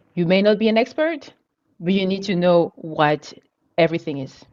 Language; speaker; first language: English; non-native, local second language; French